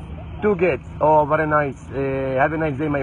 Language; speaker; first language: English; non-native, learner; Arabic